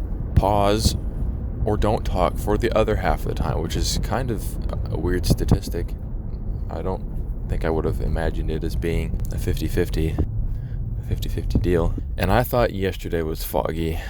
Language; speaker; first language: English; native; English